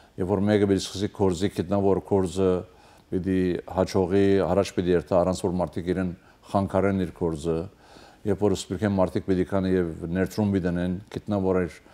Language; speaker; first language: Armenian; early bilingual, heritage; Armenian